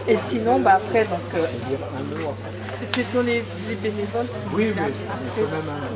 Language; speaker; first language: French; native; French